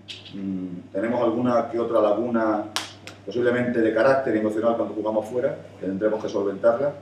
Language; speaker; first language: Spanish; native; Spanish